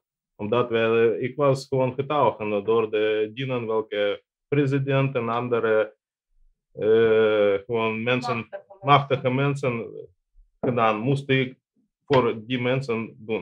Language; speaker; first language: Dutch; non-native, learner; Russian